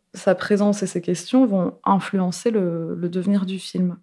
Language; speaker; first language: French; native; French